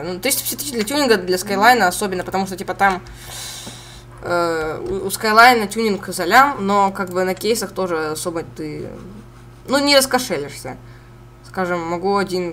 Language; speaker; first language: Russian; native; Russian